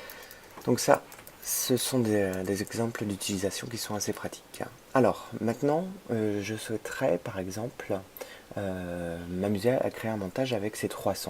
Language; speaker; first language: French; native; French